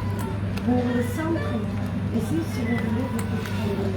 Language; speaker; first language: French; non-native, fluent; Portuguese